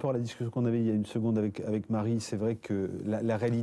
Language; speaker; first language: French; native; French